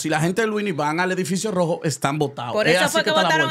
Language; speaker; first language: Spanish; native; Spanish